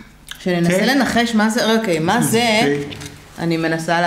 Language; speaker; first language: Hebrew; native; Hebrew